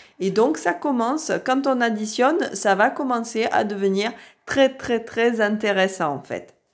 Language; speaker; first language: French; native; French